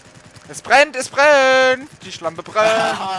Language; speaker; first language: German; native; German